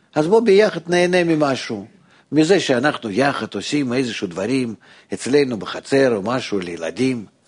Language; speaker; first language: Hebrew; non-native, fluent; Russian